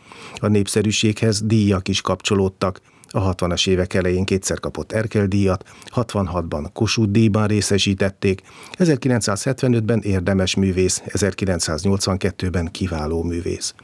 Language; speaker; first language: Hungarian; native; Hungarian